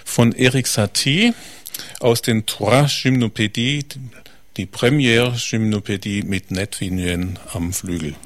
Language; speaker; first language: German; native; German